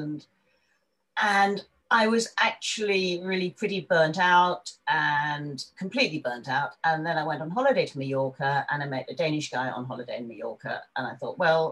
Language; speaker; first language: English; native; English